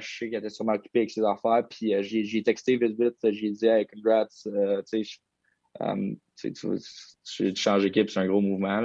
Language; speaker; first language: French; native; French